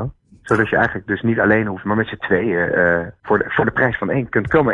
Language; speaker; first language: Dutch; native; Dutch